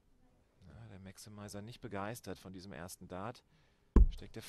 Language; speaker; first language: German; native; German